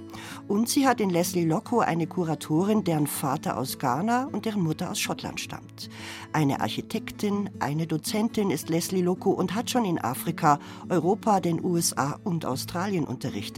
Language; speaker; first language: German; native; German